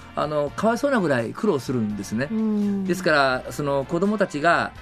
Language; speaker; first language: Japanese; native; Japanese